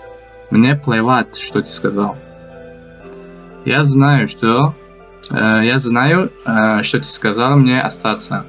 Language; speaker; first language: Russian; non-native, fluent; Tajik